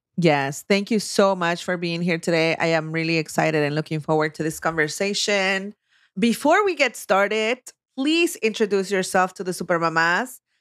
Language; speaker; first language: English; non-native, fluent; Spanish